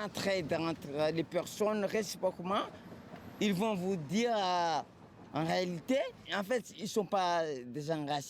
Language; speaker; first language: French; non-native, local second language; Comorian